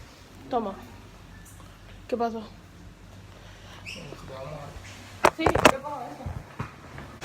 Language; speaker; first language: Spanish; early bilingual, heritage; Spanish